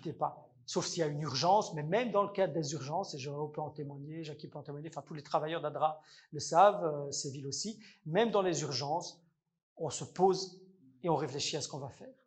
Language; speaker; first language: French; native; French